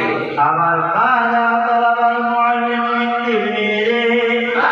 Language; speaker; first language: Arabic; non-native, fluent; Bangla